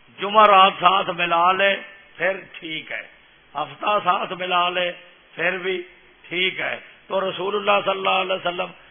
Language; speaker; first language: Urdu; non-native, local second language; Punjabi